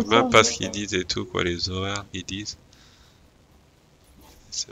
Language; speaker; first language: French; native; French